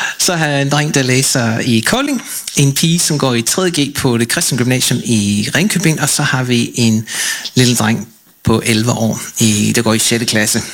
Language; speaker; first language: Danish; non-native, fluent; English